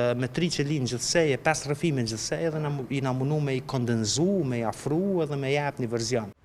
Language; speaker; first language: Albanian; native; Albanian